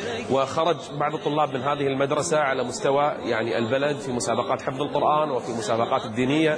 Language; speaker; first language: Arabic; native; Arabic